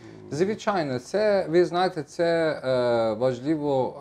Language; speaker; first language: Ukrainian; non-native, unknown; Persian